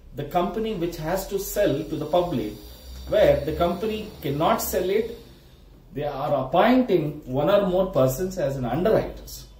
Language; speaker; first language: English; non-native, local second language; Kannada